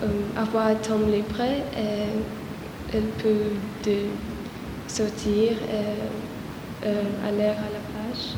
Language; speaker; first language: French; non-native, learner; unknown